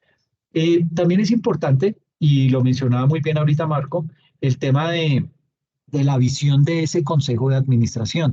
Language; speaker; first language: Spanish; native; Spanish